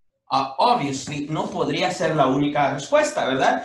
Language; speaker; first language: Spanish; native; Spanish